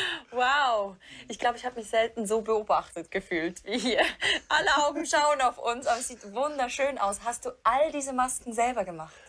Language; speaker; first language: German; native; German